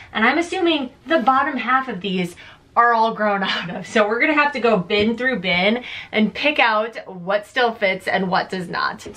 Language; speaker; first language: English; native; English